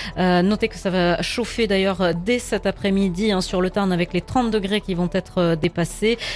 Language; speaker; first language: French; native; French